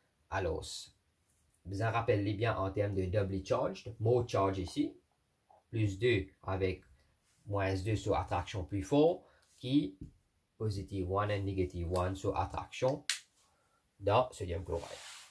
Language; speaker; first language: French; non-native, local second language; Morisyen